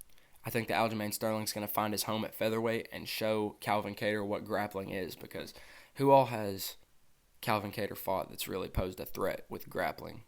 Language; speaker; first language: English; native; English